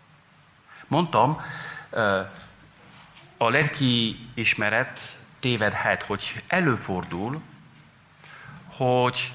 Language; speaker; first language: Hungarian; non-native, fluent; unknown